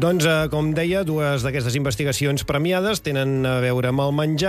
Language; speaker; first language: Catalan; native; Catalan